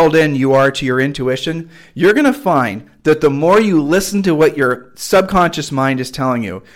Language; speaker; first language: English; native; English